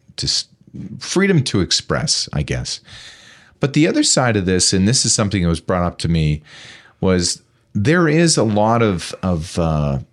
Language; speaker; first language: English; native; English